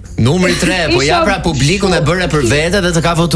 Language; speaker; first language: Albanian; native; Albanian